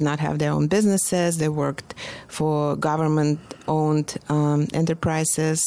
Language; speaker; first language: English; non-native, fluent; Russian